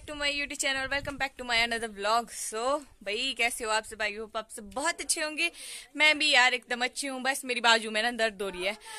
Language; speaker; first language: Hindi; non-native, local second language; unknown